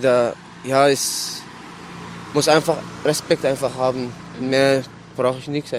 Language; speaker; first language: German; non-native, learner; Arabic